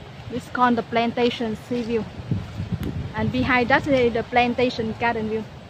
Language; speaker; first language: English; non-native, learner; Vietnamese